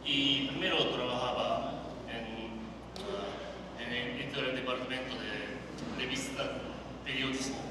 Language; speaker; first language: Spanish; non-native, learner; Japanese